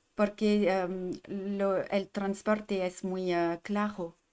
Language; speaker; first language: Spanish; non-native, learner; French